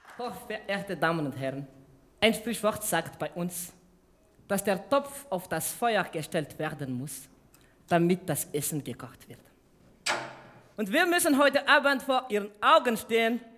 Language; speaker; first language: German; non-native, learner; Malagasy